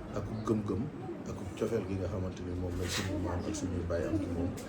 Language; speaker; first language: Wolof; native; Wolof